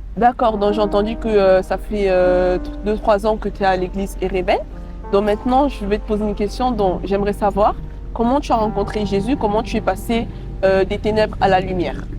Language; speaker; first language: French; native; French